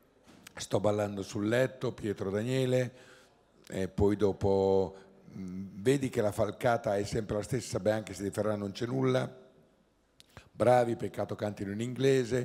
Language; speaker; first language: Italian; native; Italian